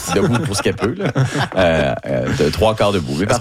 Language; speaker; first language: French; native; French